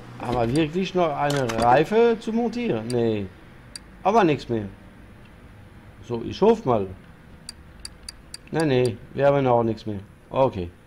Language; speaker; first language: German; non-native, learner; French